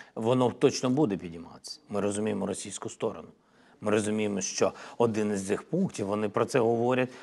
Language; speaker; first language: Ukrainian; non-native, local second language; Russian